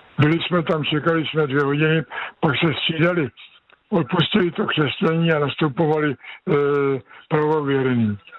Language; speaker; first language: Czech; native; Czech